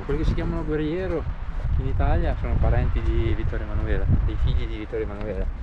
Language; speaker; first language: Italian; native; Italian